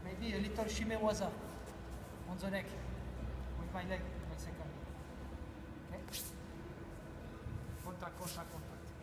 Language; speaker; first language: English; non-native, learner; French